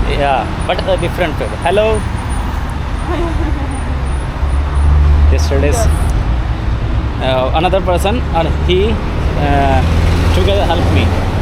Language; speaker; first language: English; non-native, learner; Hindi